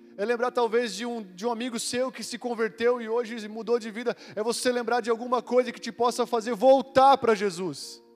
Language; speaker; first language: Portuguese; native; Portuguese